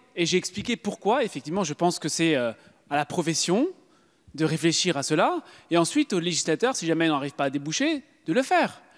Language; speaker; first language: French; native; French